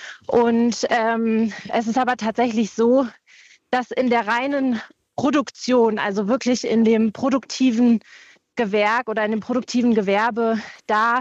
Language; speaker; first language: German; native; German